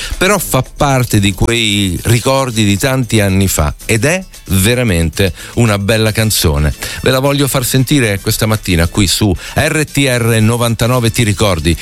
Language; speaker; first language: Italian; native; Italian